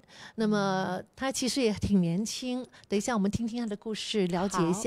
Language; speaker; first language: Chinese; native; Chinese